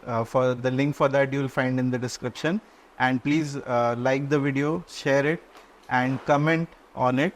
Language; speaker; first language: English; non-native, local second language; Konkani